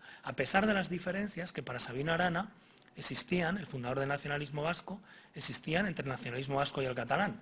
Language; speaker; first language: Spanish; native; Spanish